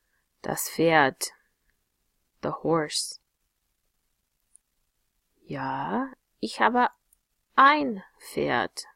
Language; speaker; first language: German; non-native, fluent; English